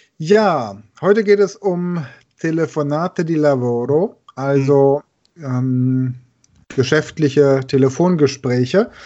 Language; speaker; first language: German; native; German